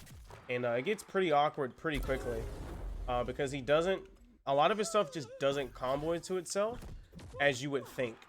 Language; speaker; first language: English; native; English